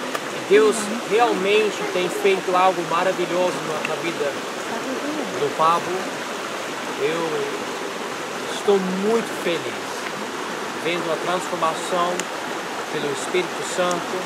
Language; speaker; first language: Portuguese; non-native, fluent; English